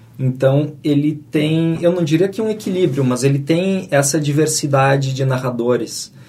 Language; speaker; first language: Portuguese; native; Portuguese